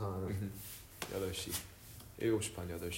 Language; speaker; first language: Korean; early bilingual, heritage; Korean